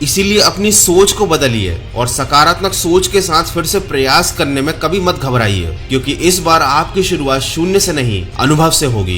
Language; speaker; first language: Hindi; native; Hindi